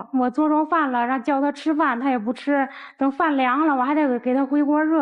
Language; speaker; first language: Chinese; native; Chinese